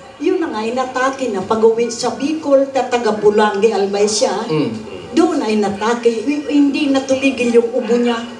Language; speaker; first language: Filipino; non-native, local second language; Bikol